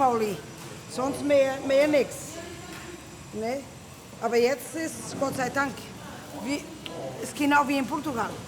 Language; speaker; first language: German; non-native, learner; Portuguese